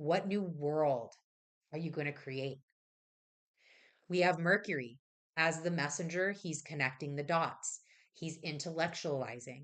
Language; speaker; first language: English; native; English